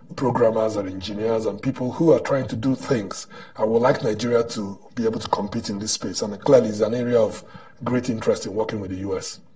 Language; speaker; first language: English; non-native, local second language; Igbo